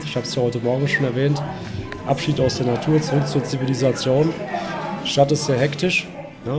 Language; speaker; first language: German; native; German